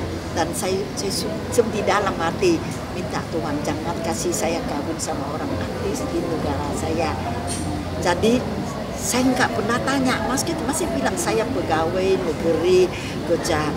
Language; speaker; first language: Indonesian; non-native, fluent; Vietnamese